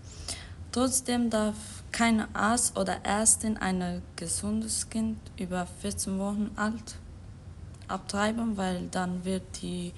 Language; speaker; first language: German; non-native, learner; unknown